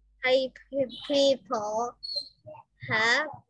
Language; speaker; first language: English; non-native, learner; Vietnamese